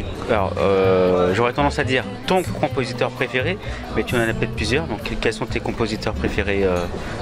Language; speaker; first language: French; native; French